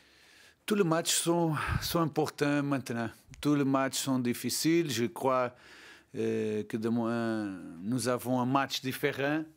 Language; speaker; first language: French; non-native, learner; Portuguese